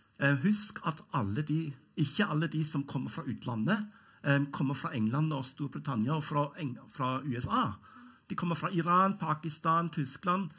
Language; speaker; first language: Norwegian; non-native, fluent; German